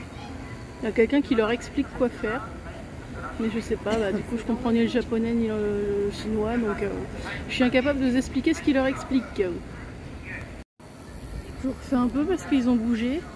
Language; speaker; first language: French; native; French